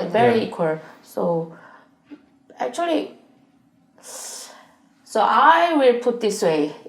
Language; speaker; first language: English; non-native, learner; Korean